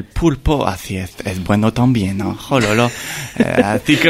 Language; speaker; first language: Spanish; non-native, learner; French